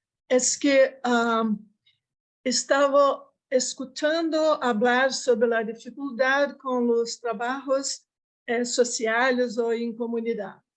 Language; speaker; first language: Spanish; non-native, learner; Portuguese